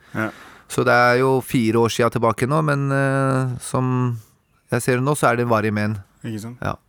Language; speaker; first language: Norwegian; native; Norwegian